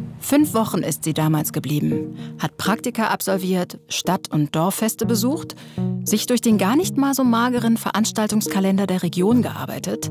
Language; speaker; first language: German; native; German